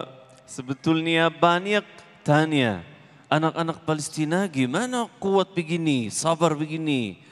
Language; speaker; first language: Indonesian; non-native, learner; Arabic